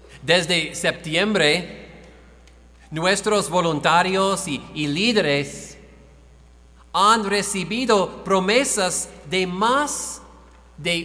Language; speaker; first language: Spanish; non-native, fluent; English